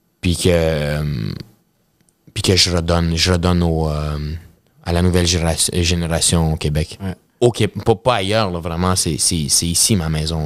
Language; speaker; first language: French; early bilingual, other home language; Russian